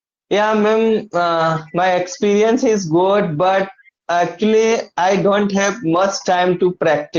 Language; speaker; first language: English; non-native, learner; Hindi